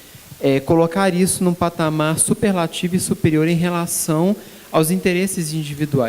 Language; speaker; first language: Portuguese; native; Portuguese